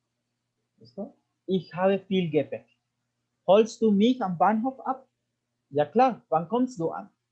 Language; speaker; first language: German; non-native, fluent; Spanish